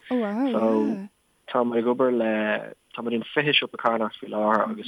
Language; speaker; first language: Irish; non-native, local second language; English